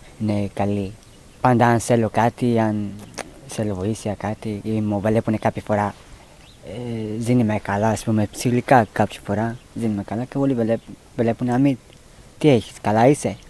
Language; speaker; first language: Greek; non-native, learner; Persian